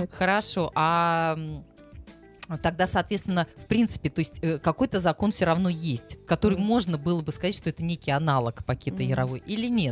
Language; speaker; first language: Russian; native; Russian